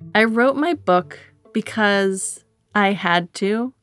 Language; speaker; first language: English; native; English